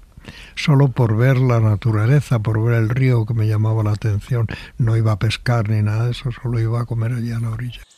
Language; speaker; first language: Spanish; native; Spanish